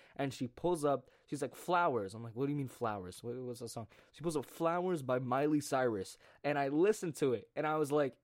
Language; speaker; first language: English; native; English